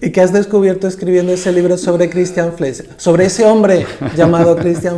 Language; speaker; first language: Spanish; native; Spanish